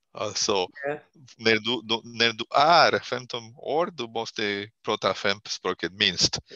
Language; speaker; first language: Swedish; non-native, learner; Spanish